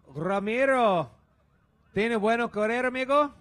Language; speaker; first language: Spanish; non-native, learner; English